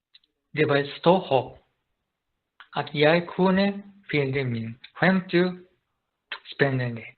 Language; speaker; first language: Danish; non-native, learner; Japanese